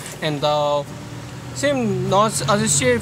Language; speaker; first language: Portuguese; non-native, learner; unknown